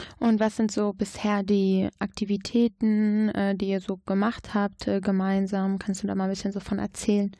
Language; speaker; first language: German; native; German